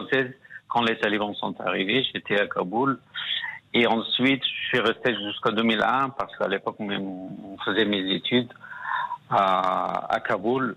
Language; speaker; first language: French; non-native, fluent; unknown